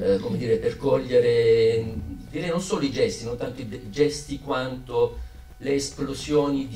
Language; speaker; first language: Italian; native; Italian